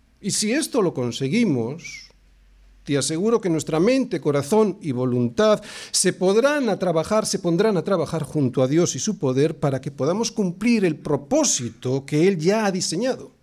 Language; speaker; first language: Spanish; native; Spanish